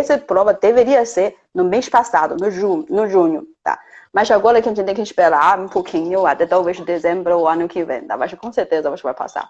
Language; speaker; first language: Portuguese; non-native, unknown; Chinese